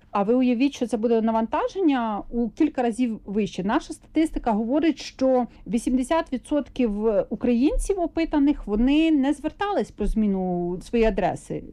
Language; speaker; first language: Ukrainian; native; Ukrainian